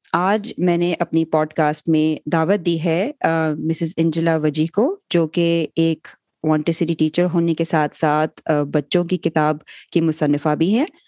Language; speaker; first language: Urdu; native; Urdu